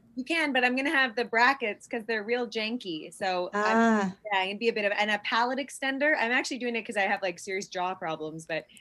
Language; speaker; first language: English; native; English